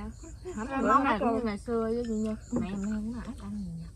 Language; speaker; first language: Vietnamese; native; Vietnamese